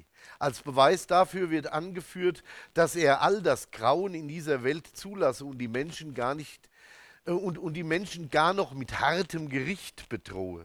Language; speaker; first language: German; native; German